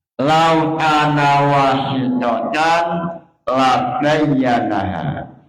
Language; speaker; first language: Arabic; non-native, fluent; Indonesian